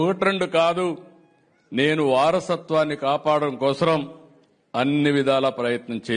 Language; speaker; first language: Telugu; native; Telugu